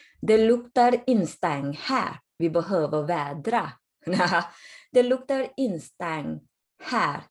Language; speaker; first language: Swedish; non-native, fluent; Thai